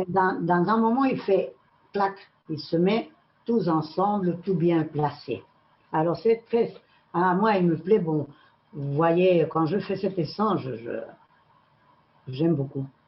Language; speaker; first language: French; non-native, learner; Spanish